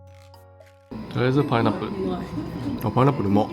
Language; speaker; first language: Japanese; native; Japanese